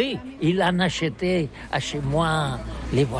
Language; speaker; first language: French; non-native, learner; Catalan